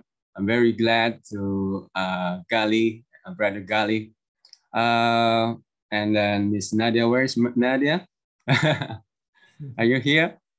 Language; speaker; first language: English; non-native, learner; Indonesian